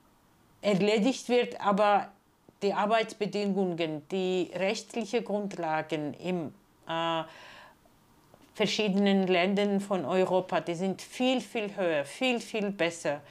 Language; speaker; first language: German; non-native, fluent; Georgian